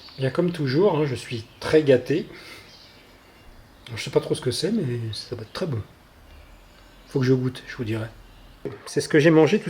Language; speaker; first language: French; native; French